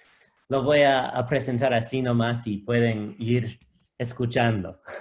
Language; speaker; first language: Spanish; non-native, fluent; English